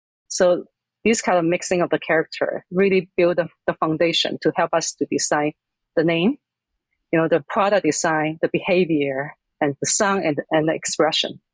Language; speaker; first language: English; non-native, fluent; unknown